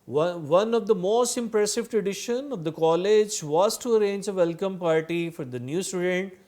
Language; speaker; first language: English; non-native, local second language; Urdu